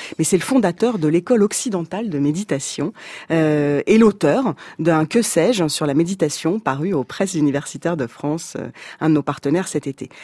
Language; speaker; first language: French; native; French